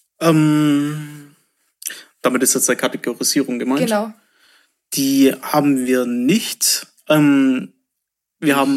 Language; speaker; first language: German; native; German